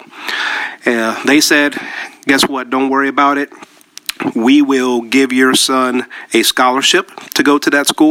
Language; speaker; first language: English; early bilingual, other home language; Spanish